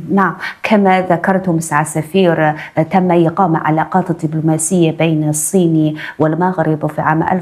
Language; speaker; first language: Arabic; non-native, fluent; Chinese